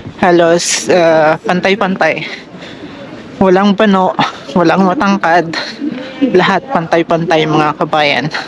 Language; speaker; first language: Filipino; native; Filipino